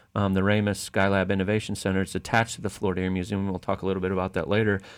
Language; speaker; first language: English; native; English